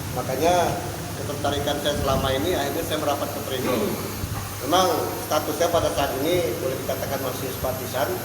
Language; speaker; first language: Indonesian; native; Indonesian